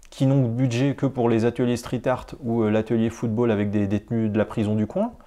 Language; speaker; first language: French; native; French